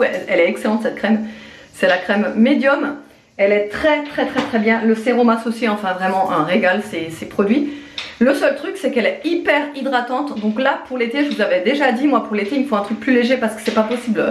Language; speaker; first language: French; native; French